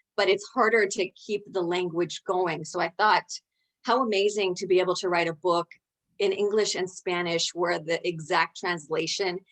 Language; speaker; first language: English; early bilingual, other home language; Spanish